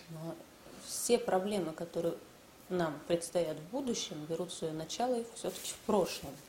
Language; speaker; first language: Russian; native; Russian